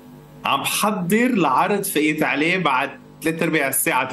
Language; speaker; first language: Arabic; native; Arabic